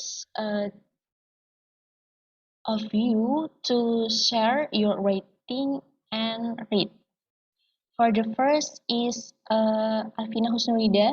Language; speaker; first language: English; non-native, learner; Indonesian